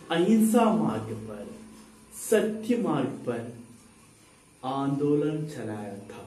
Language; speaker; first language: Hindi; non-native, local second language; Kannada